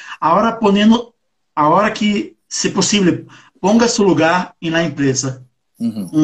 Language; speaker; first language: Portuguese; non-native, learner; Spanish